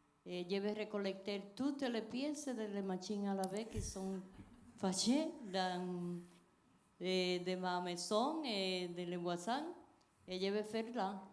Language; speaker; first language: French; non-native, learner; Spanish